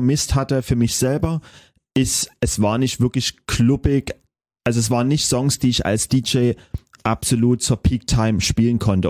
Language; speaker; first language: German; native; German